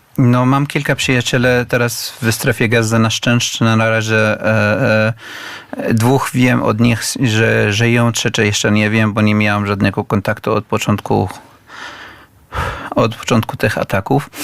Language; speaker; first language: Polish; non-native, learner; Arabic